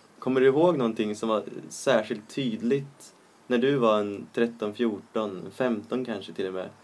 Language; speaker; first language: Swedish; native; Swedish